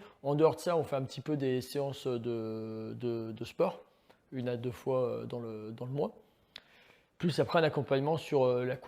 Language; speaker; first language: French; native; French